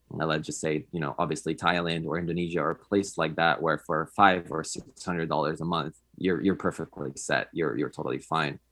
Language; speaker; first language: English; non-native, fluent; Polish